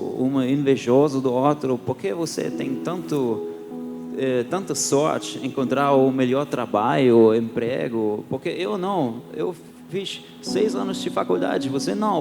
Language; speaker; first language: Portuguese; early bilingual, heritage; Portuguese